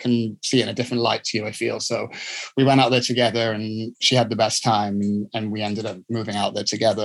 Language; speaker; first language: English; native; English